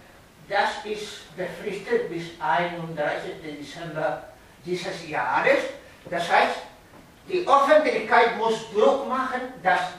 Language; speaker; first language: German; non-native, fluent; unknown